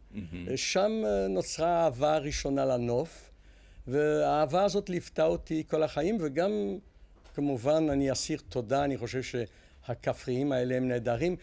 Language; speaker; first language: Hebrew; non-native, fluent; French